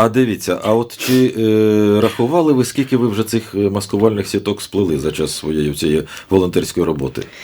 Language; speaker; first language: Ukrainian; native; Ukrainian